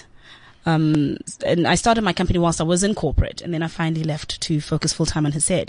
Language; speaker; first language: English; non-native, local second language; Zulu